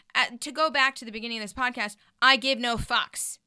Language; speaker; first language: English; native; English